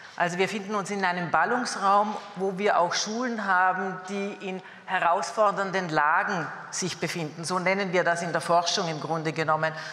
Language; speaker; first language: German; native; German